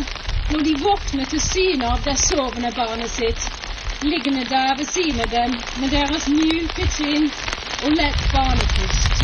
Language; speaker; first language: Norwegian; non-native, fluent; English